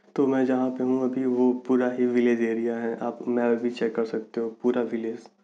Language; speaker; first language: Hindi; native; Hindi